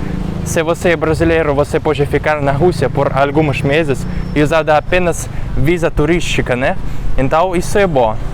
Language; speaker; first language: Portuguese; non-native, fluent; Russian